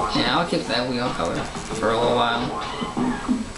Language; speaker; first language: English; native; English